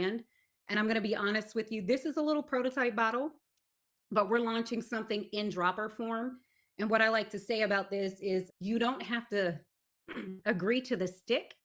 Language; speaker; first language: English; native; English